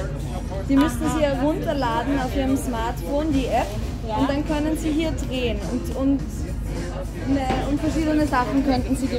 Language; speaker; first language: German; native; German